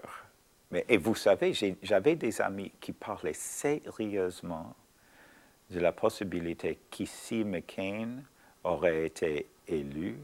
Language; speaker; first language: French; non-native, fluent; English